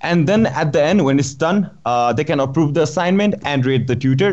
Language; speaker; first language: English; non-native, local second language; Nepali